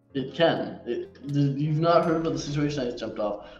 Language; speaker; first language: English; native; English